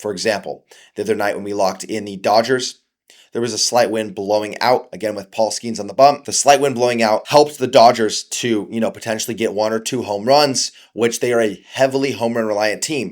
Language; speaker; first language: English; native; English